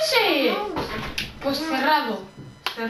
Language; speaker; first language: Spanish; native; Spanish